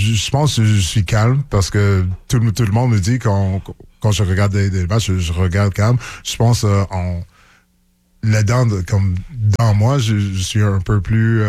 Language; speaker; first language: French; non-native, local second language; English